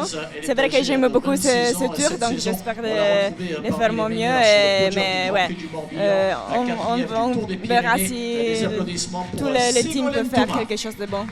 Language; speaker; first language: French; non-native, fluent; Italian